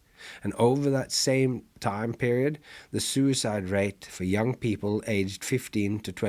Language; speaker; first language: English; non-native, fluent; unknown